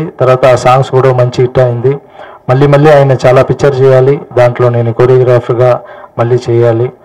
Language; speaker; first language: Telugu; non-native, fluent; Tamil